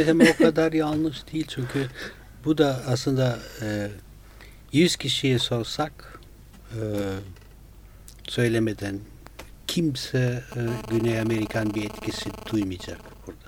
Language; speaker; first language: Turkish; non-native, fluent; Italian